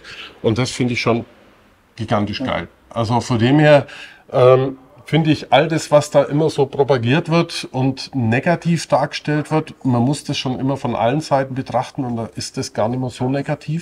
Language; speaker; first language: German; native; German